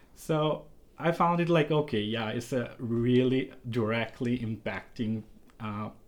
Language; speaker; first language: English; non-native, local second language; Bangla